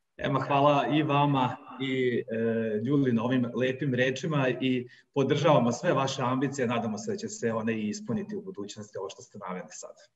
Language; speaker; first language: Serbian; native; Serbian